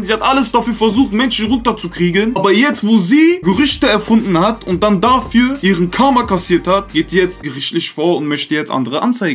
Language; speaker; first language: German; early bilingual, other home language; Turkish